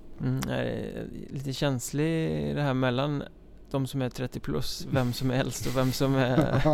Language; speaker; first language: Swedish; native; Swedish